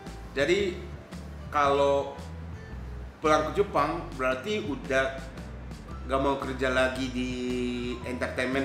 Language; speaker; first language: Indonesian; non-native, fluent; Japanese